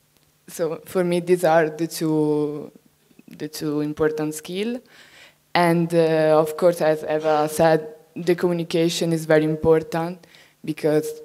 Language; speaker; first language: English; non-native, fluent; Italian